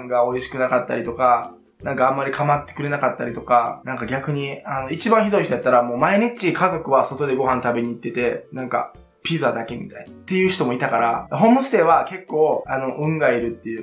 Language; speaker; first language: Japanese; native; Japanese